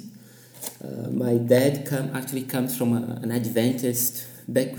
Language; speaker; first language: English; non-native, fluent; Portuguese